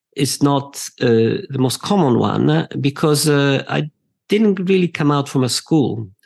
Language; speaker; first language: English; non-native, fluent; Italian